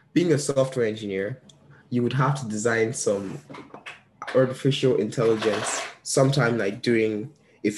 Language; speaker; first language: English; non-native, local second language; Yoruba